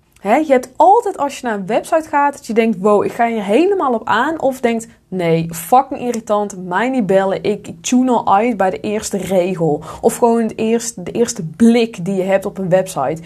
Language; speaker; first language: Dutch; native; Dutch